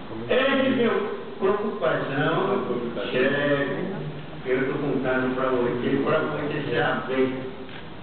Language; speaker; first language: Portuguese; non-native, local second language; Kayapó